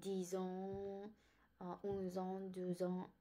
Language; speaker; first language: French; non-native, learner; Korean